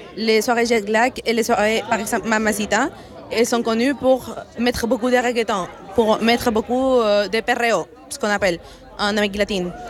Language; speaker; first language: French; non-native, fluent; Spanish